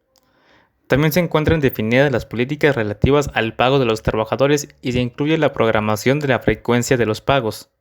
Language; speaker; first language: Spanish; native; Spanish